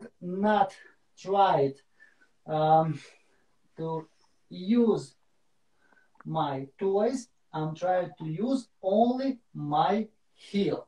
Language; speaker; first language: English; non-native, learner; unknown